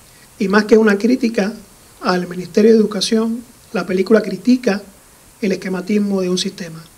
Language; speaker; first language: Spanish; native; Spanish